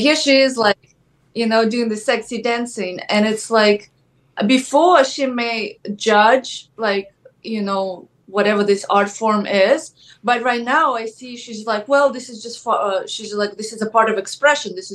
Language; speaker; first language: English; non-native, fluent; Ukrainian